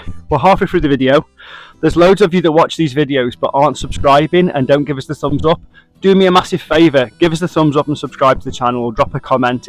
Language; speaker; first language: English; native; English